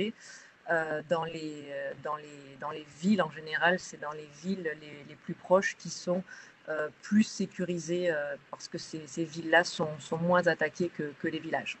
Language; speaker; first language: French; native; French